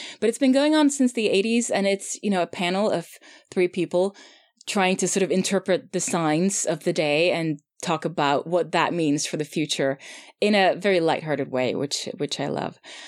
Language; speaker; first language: English; non-native, fluent; Swedish